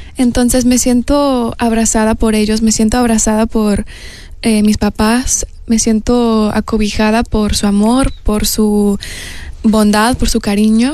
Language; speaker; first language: Spanish; early bilingual, heritage; Spanish